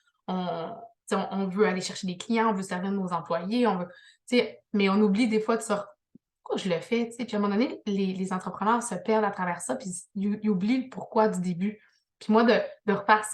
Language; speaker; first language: French; native; French